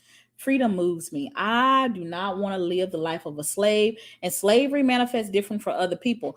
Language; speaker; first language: English; native; English